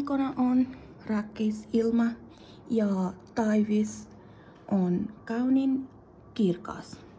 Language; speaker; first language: Finnish; non-native, learner; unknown